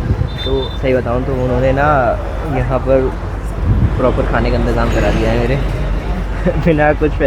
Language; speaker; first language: Hindi; native; Hindi